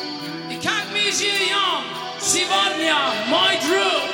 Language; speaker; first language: Russian; non-native, learner; German